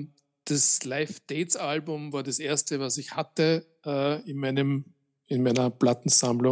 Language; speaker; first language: German; native; German